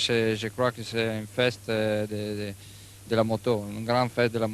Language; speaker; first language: French; non-native, fluent; Italian